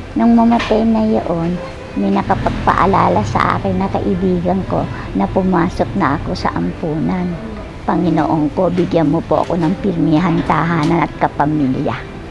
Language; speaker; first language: Filipino; native; Filipino